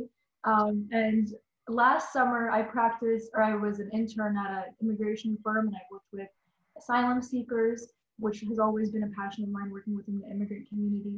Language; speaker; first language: English; native; English